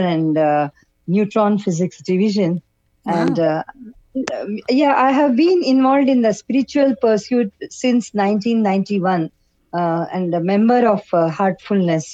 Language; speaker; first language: English; non-native, local second language; Kannada